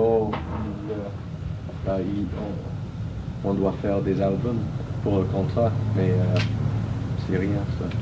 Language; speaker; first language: French; non-native, fluent; English